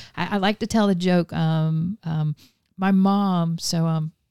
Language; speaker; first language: English; native; English